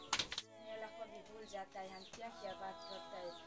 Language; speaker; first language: Hindi; non-native, local second language; Adi